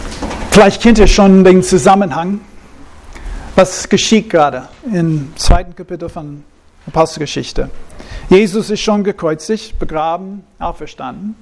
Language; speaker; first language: German; non-native, fluent; English